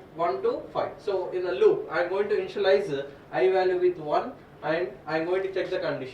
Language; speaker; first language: English; non-native, local second language; Telugu